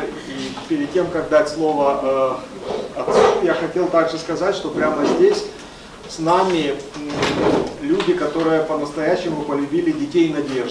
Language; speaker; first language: Russian; native; Russian